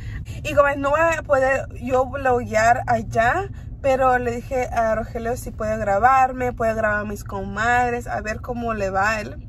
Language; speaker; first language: Spanish; early bilingual, heritage; Spanish